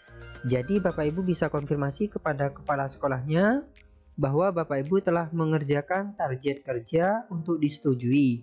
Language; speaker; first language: Indonesian; native; Indonesian